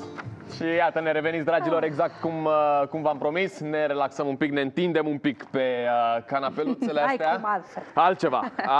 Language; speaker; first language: Romanian; native; Romanian